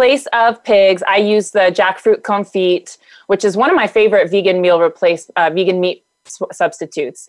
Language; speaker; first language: English; native; English